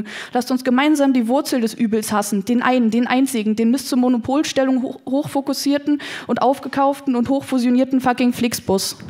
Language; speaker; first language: German; native; German